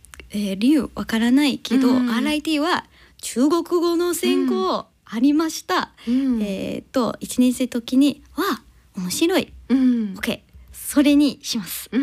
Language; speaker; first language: Japanese; non-native, learner; English